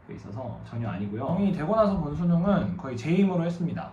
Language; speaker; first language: Korean; native; Korean